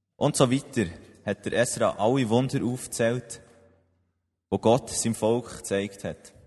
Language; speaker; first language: German; native; German